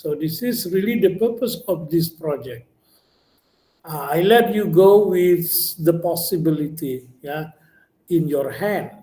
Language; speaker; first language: English; non-native, learner; Indonesian